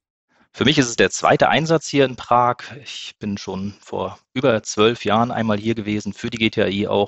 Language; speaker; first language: German; native; German